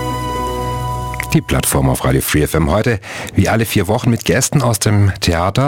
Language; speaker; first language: German; native; German